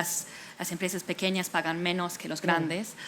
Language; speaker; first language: Spanish; non-native, fluent; English